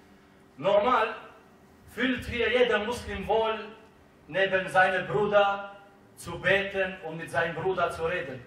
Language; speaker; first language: German; non-native, learner; Albanian